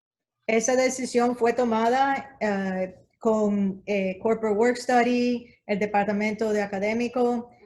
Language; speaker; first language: Spanish; early bilingual, heritage; Spanish